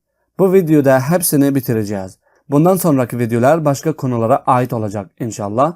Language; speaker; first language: Turkish; non-native, fluent; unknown